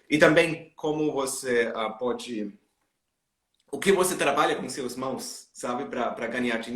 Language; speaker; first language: Portuguese; non-native, learner; German